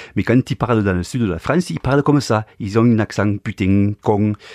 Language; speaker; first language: French; early bilingual, other home language; German